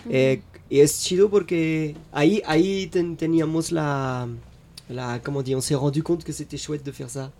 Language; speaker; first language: Spanish; non-native, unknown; French